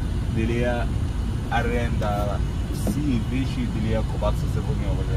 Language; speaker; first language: Russian; non-native, learner; Arabic